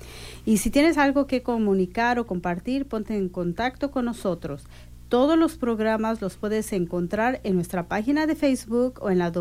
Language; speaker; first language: Spanish; native; Spanish